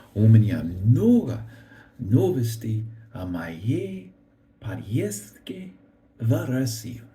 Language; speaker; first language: Russian; non-native, learner; English